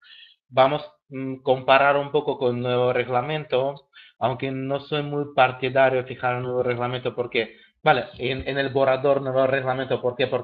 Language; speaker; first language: Spanish; native; Spanish